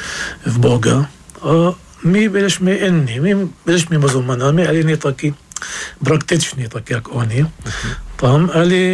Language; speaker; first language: Polish; non-native, fluent; Arabic